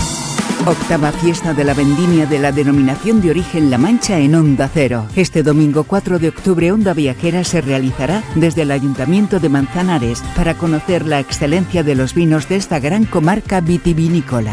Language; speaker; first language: Spanish; native; Spanish